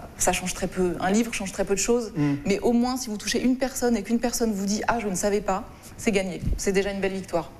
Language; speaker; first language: French; native; French